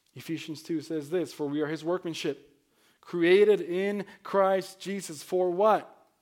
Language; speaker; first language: English; non-native, fluent; Spanish